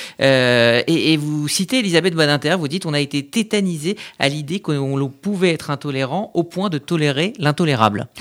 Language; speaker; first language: French; native; French